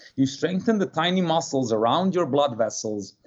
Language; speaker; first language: English; non-native, fluent; Serbian